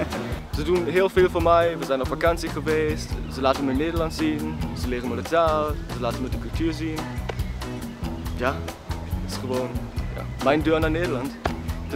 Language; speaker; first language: Dutch; non-native, fluent; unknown